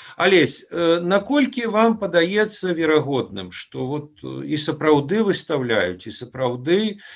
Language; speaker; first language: Belarusian; native; Belarusian